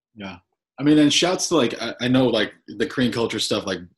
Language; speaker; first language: English; native; English